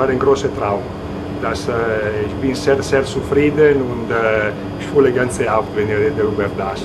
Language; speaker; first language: German; non-native, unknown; Italian